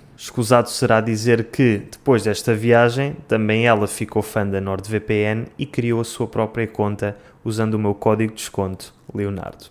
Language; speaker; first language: Portuguese; native; Portuguese